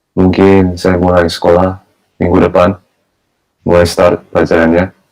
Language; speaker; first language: Indonesian; early bilingual, heritage; Indonesian